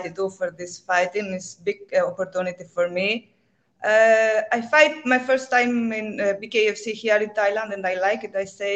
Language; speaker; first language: English; non-native, learner; Greek